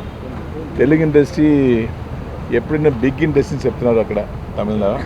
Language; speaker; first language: Telugu; non-native, learner; Tamil